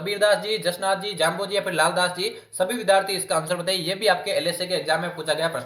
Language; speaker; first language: Hindi; native; Hindi